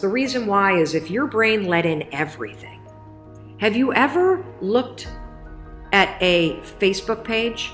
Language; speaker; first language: English; native; English